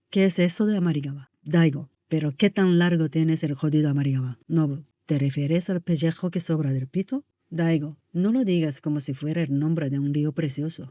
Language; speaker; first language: Spanish; non-native, fluent; Japanese